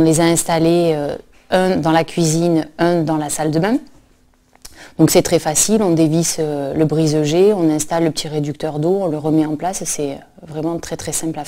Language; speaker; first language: French; native; French